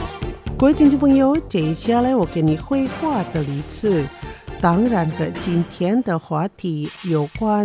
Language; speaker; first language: Chinese; non-native, fluent; Indonesian